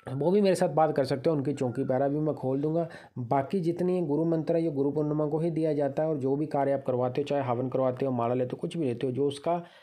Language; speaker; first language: Hindi; native; Hindi